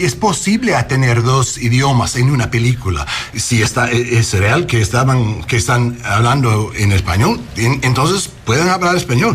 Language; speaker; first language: Spanish; non-native, learner; English